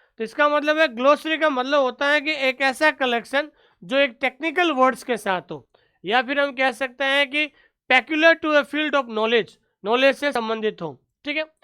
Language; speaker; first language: Hindi; native; Hindi